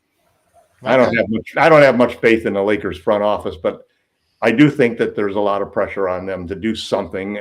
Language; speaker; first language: English; native; English